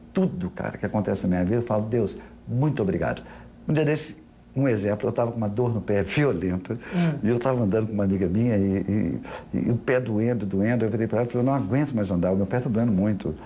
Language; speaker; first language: Portuguese; native; Portuguese